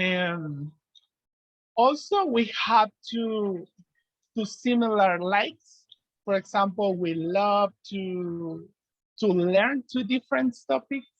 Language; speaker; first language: English; non-native, learner; Spanish